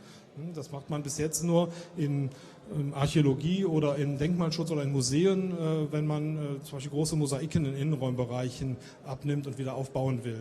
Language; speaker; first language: German; native; German